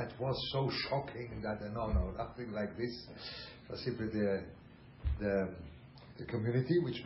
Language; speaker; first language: English; non-native, fluent; German